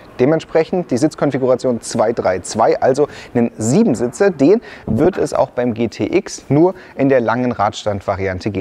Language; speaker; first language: German; native; German